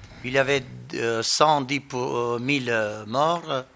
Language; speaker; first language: French; non-native, learner; Bosnian